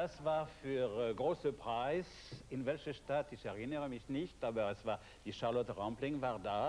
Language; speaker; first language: German; non-native, fluent; French